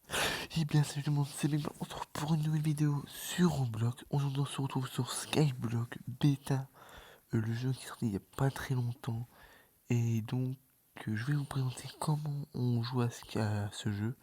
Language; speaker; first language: French; native; French